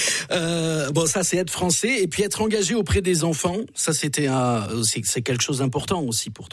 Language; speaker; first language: French; native; French